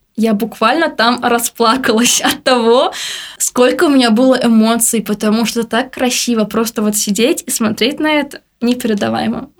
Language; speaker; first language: Russian; native; Russian